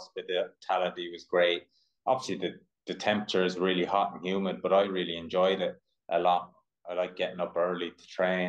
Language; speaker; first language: English; native; English